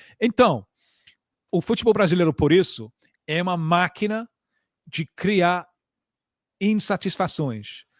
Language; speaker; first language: Portuguese; non-native, fluent; English